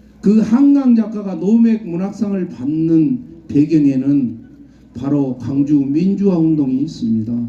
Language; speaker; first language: Korean; native; Korean